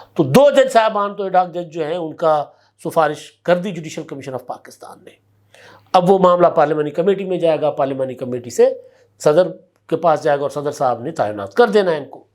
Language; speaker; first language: Urdu; non-native, local second language; Sindhi